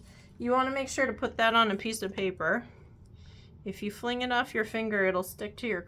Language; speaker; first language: English; native; English